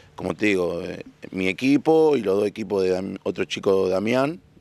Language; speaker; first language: Spanish; native; Spanish